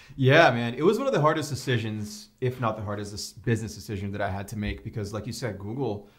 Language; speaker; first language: English; non-native, fluent; Portuguese